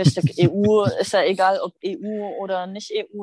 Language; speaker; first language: German; native; German